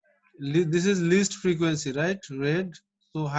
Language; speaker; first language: English; non-native, local second language; Bangla